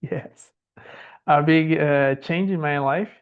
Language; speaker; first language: English; non-native, learner; Portuguese